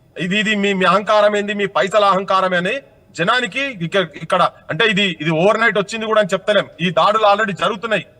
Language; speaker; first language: Telugu; native; Telugu